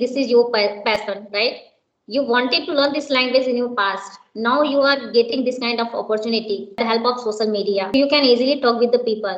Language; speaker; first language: English; non-native, local second language; Hindi